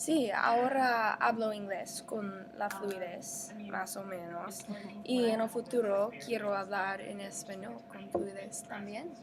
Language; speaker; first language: Spanish; non-native, learner; English